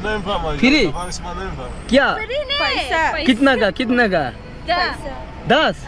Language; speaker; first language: Hindi; non-native, learner; Bangla